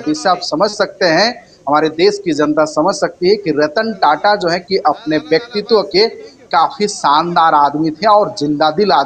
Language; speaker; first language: Hindi; native; Hindi